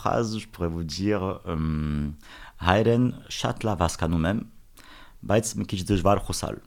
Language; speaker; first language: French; early bilingual, other home language; Russian